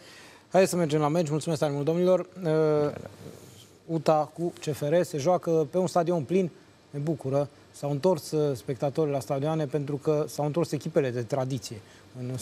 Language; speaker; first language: Romanian; native; Romanian